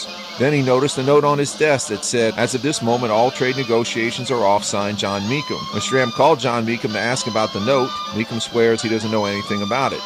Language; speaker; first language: English; native; English